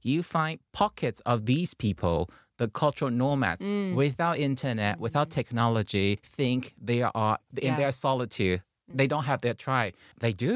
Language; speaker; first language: English; non-native, fluent; Chinese